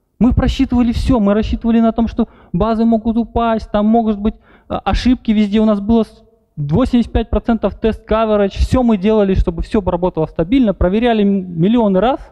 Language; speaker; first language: Russian; native; Russian